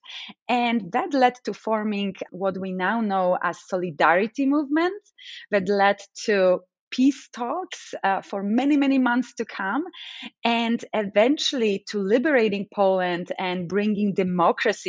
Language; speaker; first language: English; non-native, fluent; Polish